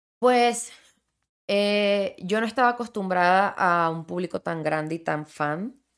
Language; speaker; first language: Spanish; native; Spanish